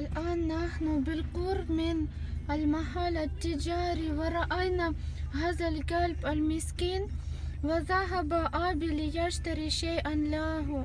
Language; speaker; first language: Arabic; non-native, fluent; Ukrainian